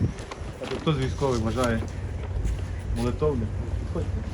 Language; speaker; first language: Ukrainian; native; Ukrainian